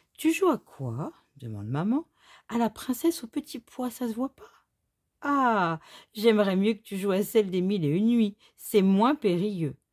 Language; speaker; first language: French; native; French